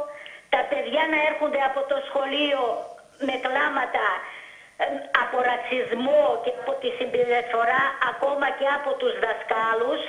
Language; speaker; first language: Greek; early bilingual, heritage; Greek